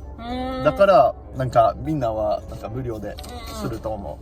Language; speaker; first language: Japanese; non-native, learner; English